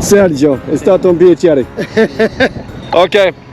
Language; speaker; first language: Italian; early bilingual, heritage; English